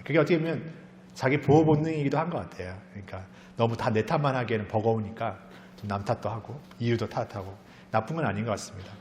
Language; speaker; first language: Korean; native; Korean